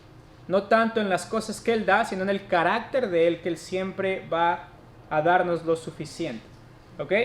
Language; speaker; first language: Spanish; native; Spanish